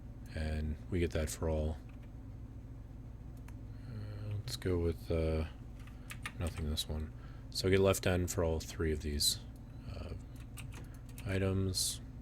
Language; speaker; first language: English; native; English